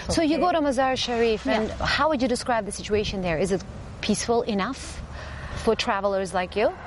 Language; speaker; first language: English; non-native, fluent; Uzbek